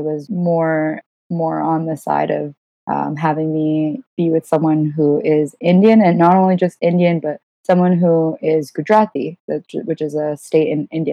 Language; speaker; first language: English; non-native, fluent; Gujarati